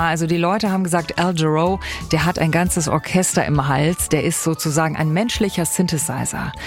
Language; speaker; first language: German; native; German